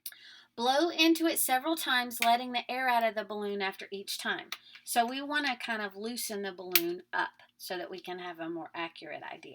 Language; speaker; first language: English; native; English